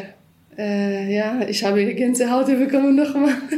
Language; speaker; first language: German; non-native, learner; Kurdish